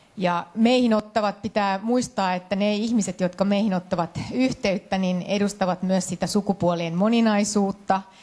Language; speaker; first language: Finnish; native; Finnish